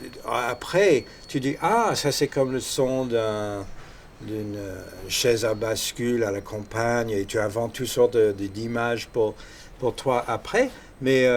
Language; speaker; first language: French; non-native, fluent; English